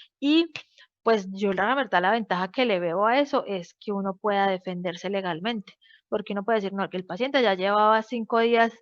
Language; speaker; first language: Spanish; native; Spanish